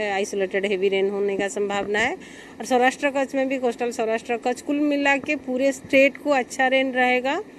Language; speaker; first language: Hindi; non-native, local second language; Gujarati